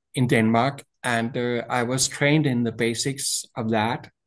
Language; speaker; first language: English; non-native, fluent; Danish